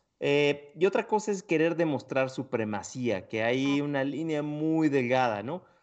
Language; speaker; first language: Spanish; native; Spanish